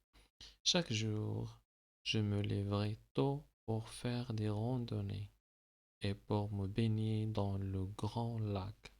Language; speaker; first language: French; non-native, local second language; Arabic